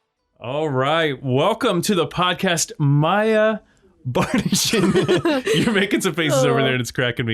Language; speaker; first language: English; native; English